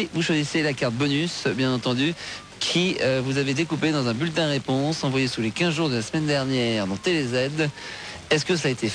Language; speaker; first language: French; native; French